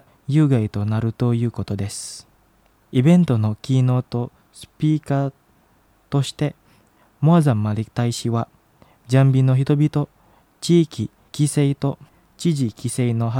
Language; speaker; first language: Japanese; non-native, fluent; Indonesian